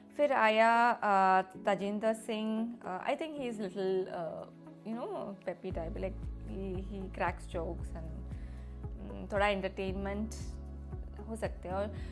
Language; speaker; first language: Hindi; non-native, local second language; Malayalam